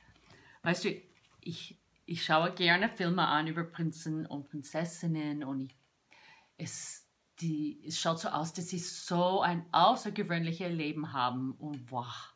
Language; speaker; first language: German; non-native, fluent; English